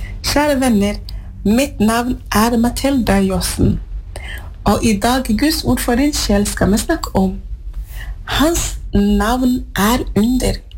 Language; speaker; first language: Norwegian; non-native, fluent; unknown